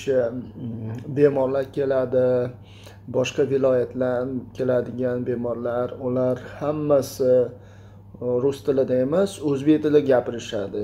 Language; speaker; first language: Uzbek; non-native, local second language; Russian